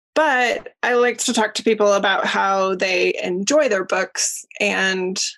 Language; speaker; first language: English; native; English